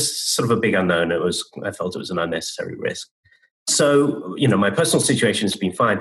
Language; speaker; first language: English; native; English